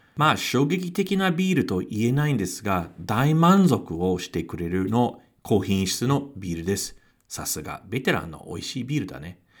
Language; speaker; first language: Japanese; non-native, fluent; English